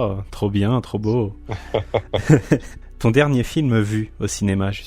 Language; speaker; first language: French; native; French